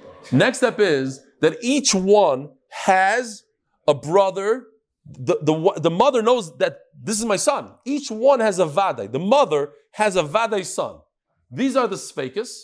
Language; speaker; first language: English; native; English